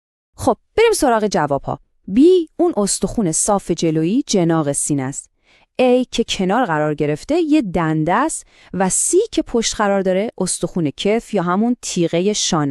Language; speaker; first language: Persian; native; Persian